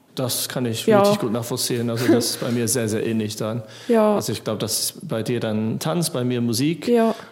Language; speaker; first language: German; non-native, fluent; English